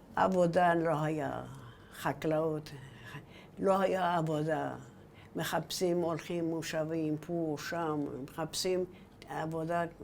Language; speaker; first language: Hebrew; non-native, learner; Persian